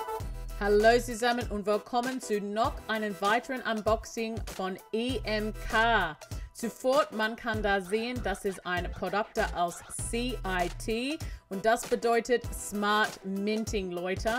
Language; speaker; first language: German; non-native, learner; English